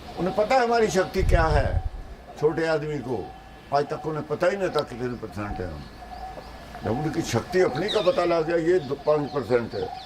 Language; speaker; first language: Hindi; non-native, local second language; Punjabi